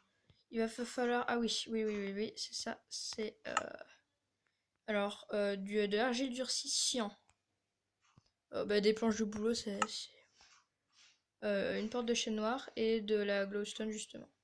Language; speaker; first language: French; native; French